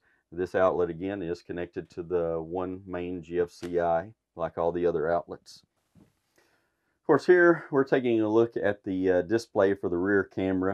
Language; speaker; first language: English; native; English